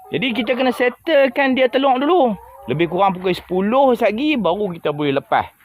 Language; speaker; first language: Malay; native; Malay